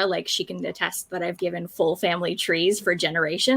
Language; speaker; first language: English; native; English